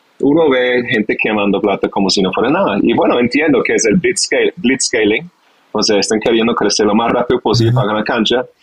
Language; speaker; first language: Spanish; non-native, fluent; English